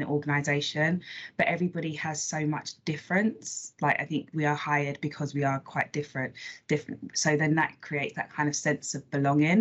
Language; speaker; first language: English; native; English